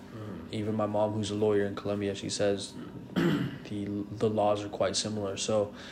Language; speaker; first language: English; non-native, fluent; Spanish